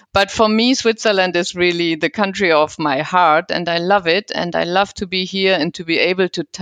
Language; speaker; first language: English; non-native, fluent; German